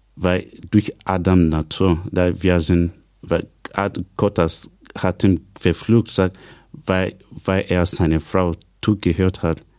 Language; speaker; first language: German; non-native, fluent; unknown